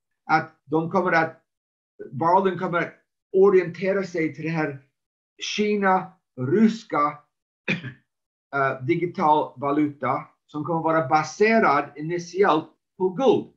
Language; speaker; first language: Swedish; non-native, fluent; English